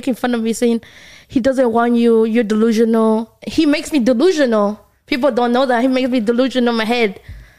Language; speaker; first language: English; native; English